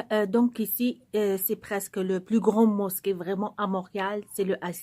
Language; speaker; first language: French; non-native, local second language; Arabic